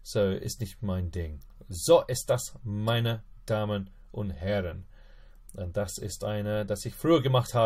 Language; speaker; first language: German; non-native, fluent; English